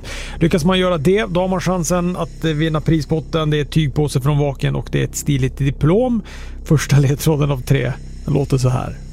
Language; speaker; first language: Swedish; native; Swedish